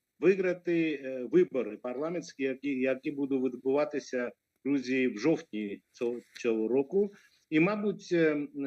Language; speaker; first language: Ukrainian; non-native, fluent; Georgian